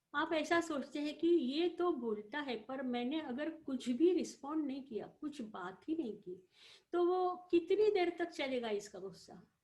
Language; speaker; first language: Hindi; non-native, local second language; Marathi